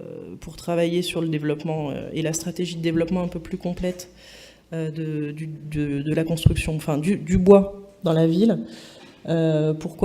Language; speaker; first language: French; native; French